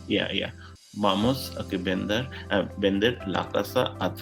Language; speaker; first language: Spanish; non-native, learner; English